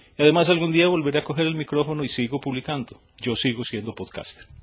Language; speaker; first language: Spanish; native; Spanish